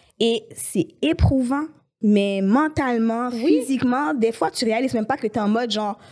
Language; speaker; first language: French; native; French